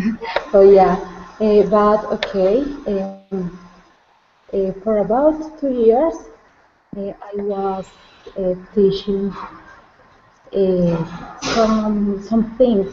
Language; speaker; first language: English; non-native, learner; Spanish